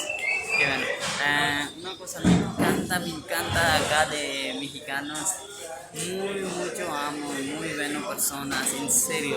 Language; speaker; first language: Spanish; non-native, learner; Urdu